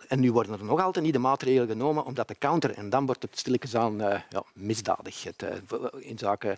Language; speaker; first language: Dutch; native; Dutch